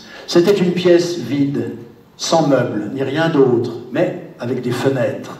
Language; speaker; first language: French; native; French